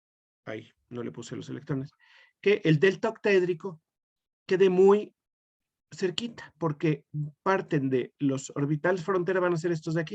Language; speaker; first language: Spanish; native; Spanish